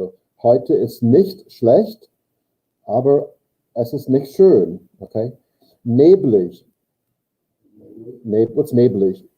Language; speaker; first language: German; non-native, fluent; English